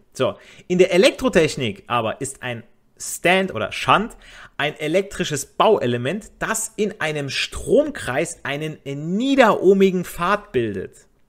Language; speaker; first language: German; native; German